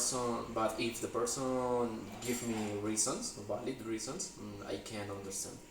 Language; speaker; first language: English; non-native, learner; Spanish